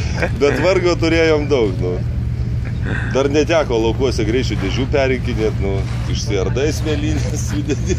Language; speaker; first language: Lithuanian; native; Lithuanian